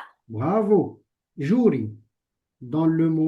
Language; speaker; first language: French; non-native, local second language; Arabic